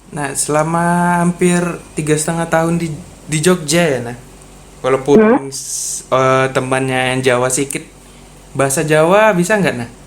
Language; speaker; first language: Indonesian; native; Indonesian